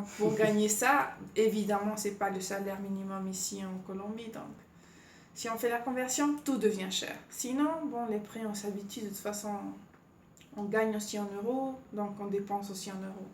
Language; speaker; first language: French; non-native, fluent; Spanish